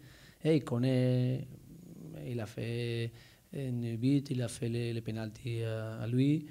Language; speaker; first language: French; non-native, learner; Spanish